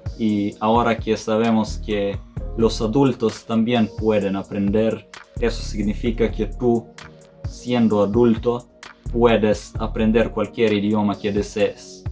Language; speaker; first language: Spanish; non-native, fluent; Serbian